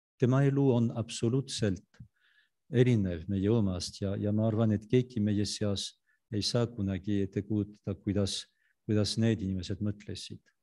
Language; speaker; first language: Estonian; non-native, fluent; French